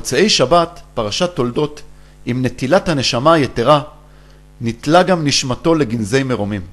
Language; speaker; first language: Hebrew; native; Hebrew